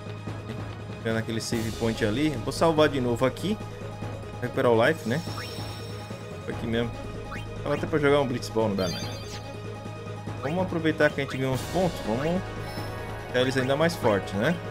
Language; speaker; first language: Portuguese; native; Portuguese